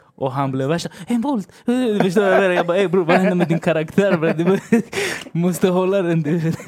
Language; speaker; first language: Swedish; early bilingual, other home language; Spanish